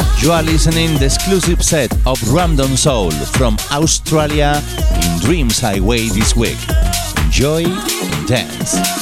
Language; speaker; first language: English; non-native, learner; Spanish